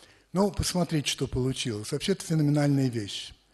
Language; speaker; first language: Russian; early bilingual, heritage; French